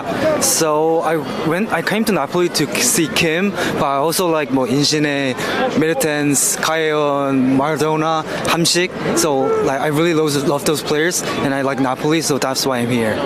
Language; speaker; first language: English; non-native, fluent; Korean